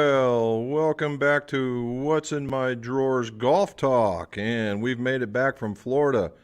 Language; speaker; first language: English; native; English